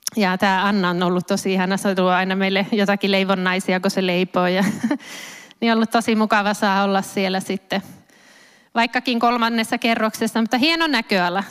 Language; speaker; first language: Finnish; early bilingual, heritage; Finnish